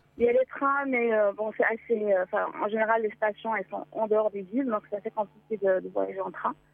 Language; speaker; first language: French; non-native, local second language; Arabic